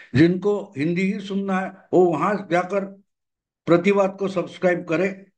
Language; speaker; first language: Hindi; non-native, local second language; Marathi